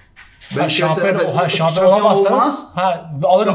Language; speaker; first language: Turkish; native; Turkish